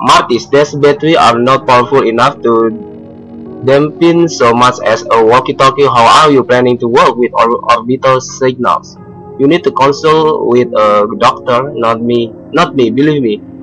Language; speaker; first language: English; non-native, learner; Indonesian